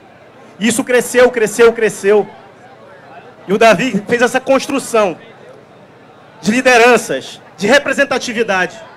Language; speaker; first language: Portuguese; native; Portuguese